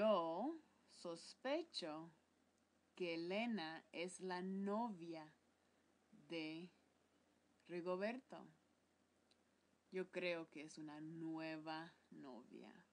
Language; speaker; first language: Spanish; non-native, fluent; English